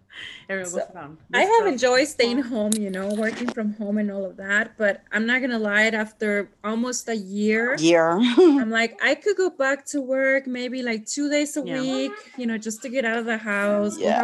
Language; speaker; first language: English; non-native, fluent; Spanish